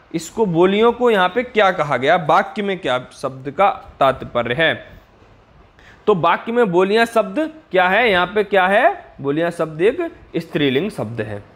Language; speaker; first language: Hindi; native; Hindi